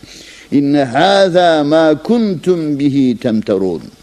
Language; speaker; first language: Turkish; native; Turkish